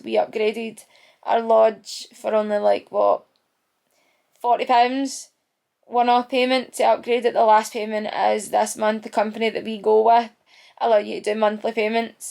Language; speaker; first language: English; native; English